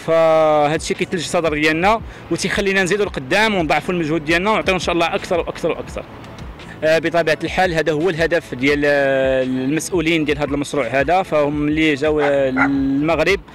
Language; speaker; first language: Arabic; native; Arabic